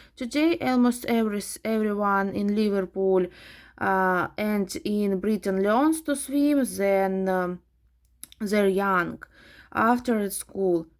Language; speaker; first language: English; non-native, fluent; Ukrainian